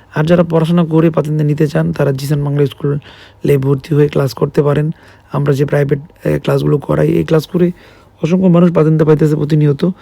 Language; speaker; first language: Bangla; native; Bangla